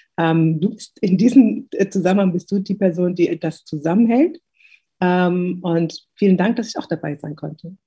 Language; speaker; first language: German; early bilingual, other home language; Tigrinya